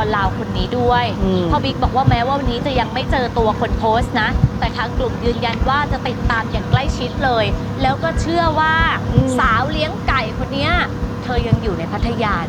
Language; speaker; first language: Thai; native; Thai